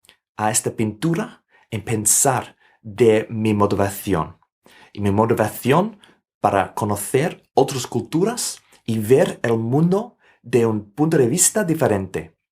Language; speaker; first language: Spanish; non-native, fluent; English